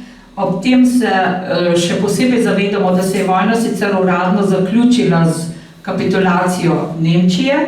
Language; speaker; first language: Slovenian; native; Slovenian